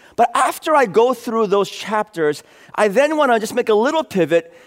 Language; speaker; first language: English; native; English